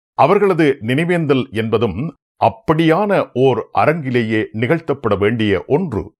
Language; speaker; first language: Tamil; native; Tamil